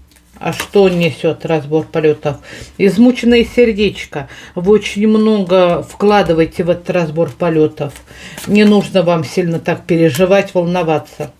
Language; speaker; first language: Russian; native; Russian